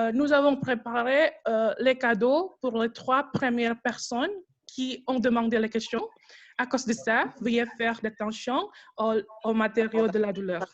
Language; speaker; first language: French; non-native, learner; Indonesian